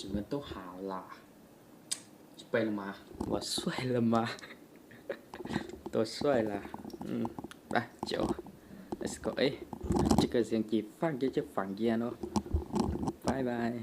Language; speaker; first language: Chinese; non-native, learner; Lao